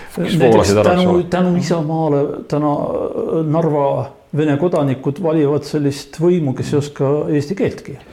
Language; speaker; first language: Estonian; non-native, local second language; Russian